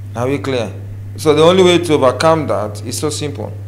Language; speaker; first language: English; non-native, local second language; Swahili